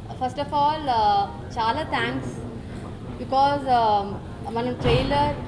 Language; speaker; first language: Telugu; non-native, learner; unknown